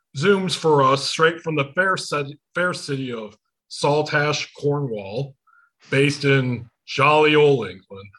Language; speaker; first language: English; native; English